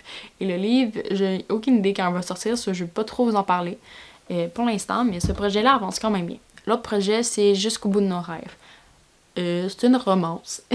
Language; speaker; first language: French; native; French